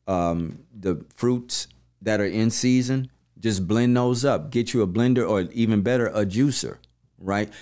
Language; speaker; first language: English; native; English